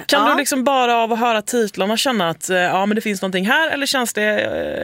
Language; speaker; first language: Swedish; native; Swedish